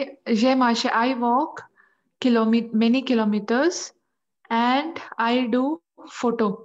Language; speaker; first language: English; non-native, learner; French